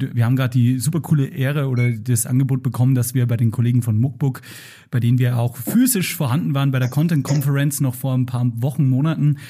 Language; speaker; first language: German; native; German